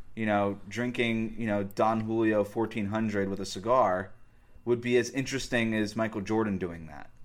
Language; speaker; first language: English; native; English